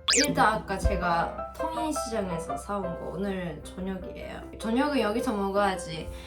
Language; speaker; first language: Korean; non-native, fluent; Japanese